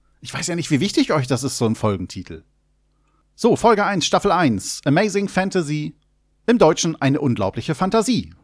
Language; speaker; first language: German; native; German